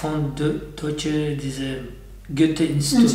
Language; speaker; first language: German; non-native, learner; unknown